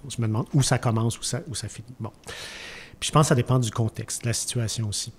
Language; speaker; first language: French; native; French